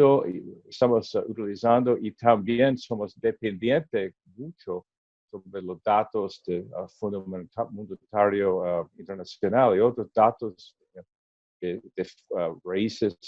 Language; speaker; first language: Spanish; non-native, learner; English